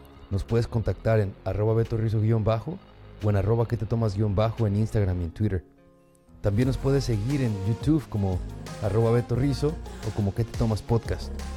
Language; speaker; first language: Spanish; native; Spanish